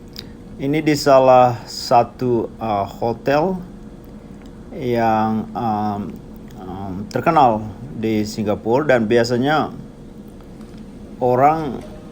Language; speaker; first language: Indonesian; non-native, local second language; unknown